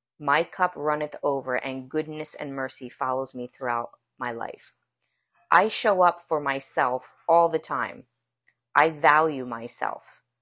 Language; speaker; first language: English; native; English